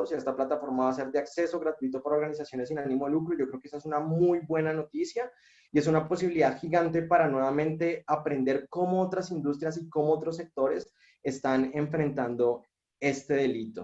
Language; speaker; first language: Spanish; native; Spanish